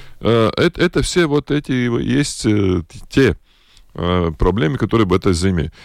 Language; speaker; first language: Russian; non-native, local second language; Latvian